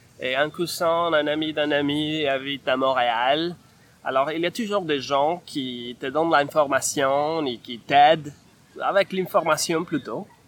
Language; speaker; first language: French; non-native, fluent; Spanish